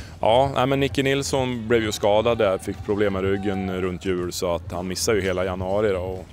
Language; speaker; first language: Swedish; native; Swedish